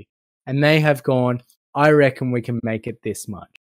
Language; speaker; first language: English; native; English